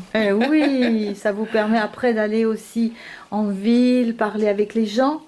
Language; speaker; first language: French; native; French